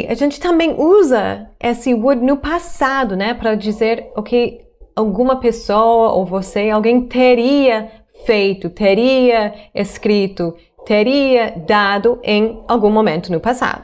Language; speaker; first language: Portuguese; non-native, fluent; English